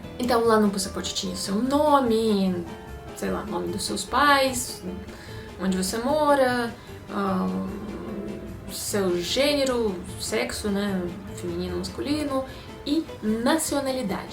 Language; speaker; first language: Portuguese; non-native, fluent; Russian